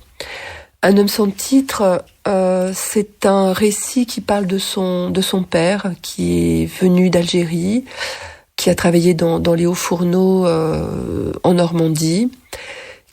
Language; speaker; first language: French; native; French